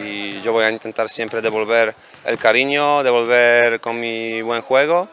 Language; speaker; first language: Spanish; non-native, fluent; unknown